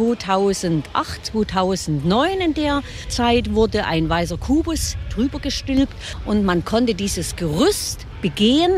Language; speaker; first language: German; native; German